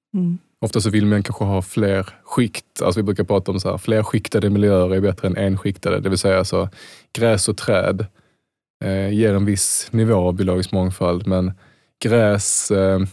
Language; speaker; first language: Swedish; native; Swedish